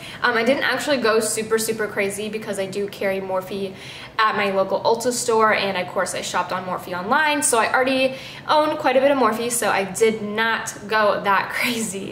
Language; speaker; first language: English; native; English